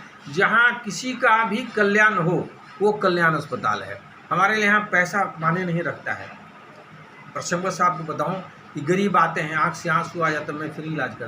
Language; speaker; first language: Hindi; native; Hindi